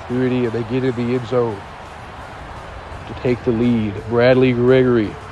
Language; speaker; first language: English; native; English